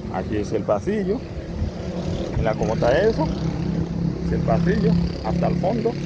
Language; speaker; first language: Spanish; non-native, learner; Haitian Creole